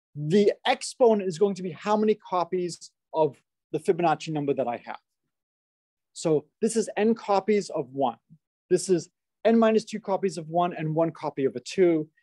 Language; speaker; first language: English; native; English